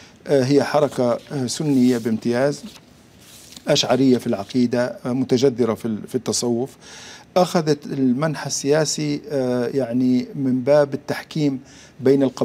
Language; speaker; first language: Arabic; native; Arabic